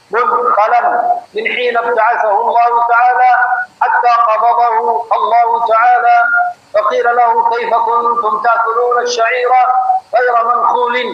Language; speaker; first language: Arabic; non-native, fluent; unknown